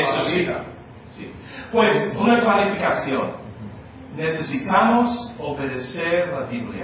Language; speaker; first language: Spanish; non-native, fluent; English